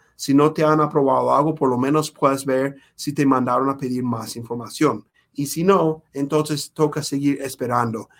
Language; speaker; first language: Spanish; non-native, fluent; English